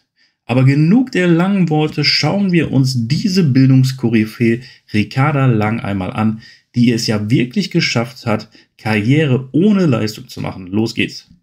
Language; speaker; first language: German; native; German